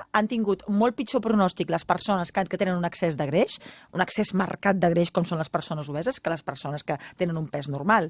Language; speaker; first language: Catalan; native; Catalan